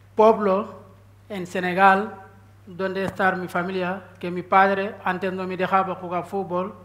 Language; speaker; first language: Spanish; non-native, learner; Wolof